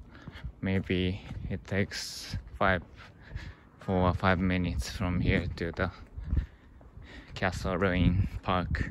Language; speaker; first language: English; non-native, learner; Japanese